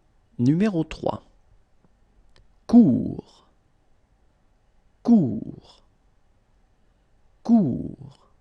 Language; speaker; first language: French; native; French